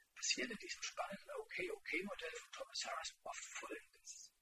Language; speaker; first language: German; native; German